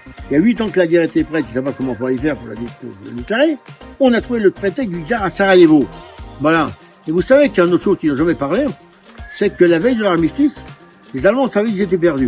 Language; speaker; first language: French; native; French